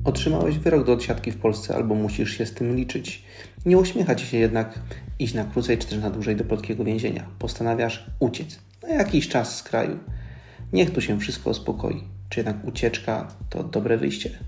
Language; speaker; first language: Polish; native; Polish